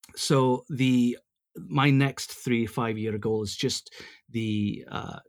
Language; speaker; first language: English; native; English